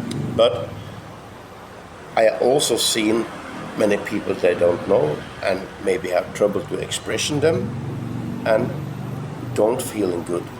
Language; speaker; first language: English; non-native, fluent; Norwegian